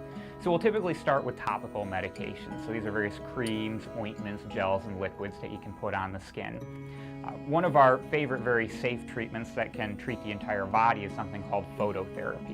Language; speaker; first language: English; native; English